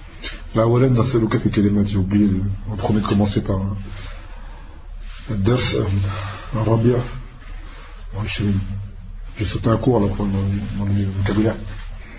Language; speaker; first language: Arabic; non-native, fluent; French